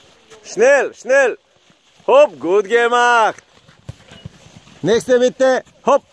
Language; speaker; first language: German; non-native, learner; Bulgarian